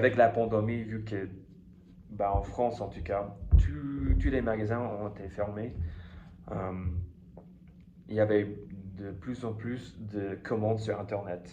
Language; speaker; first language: French; non-native, fluent; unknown